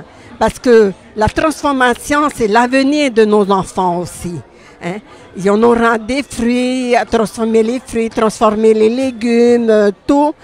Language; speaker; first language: French; non-native, local second language; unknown